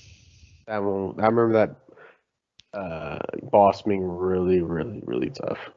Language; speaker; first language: English; native; English